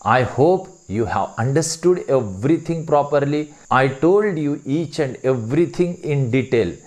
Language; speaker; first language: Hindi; non-native, local second language; Marathi